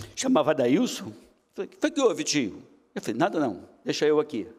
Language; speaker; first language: Portuguese; native; Portuguese